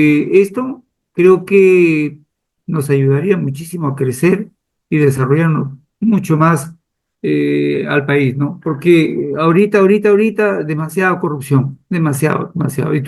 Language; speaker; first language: Spanish; native; Spanish